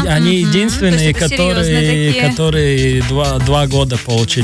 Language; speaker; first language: Russian; non-native, local second language; Latvian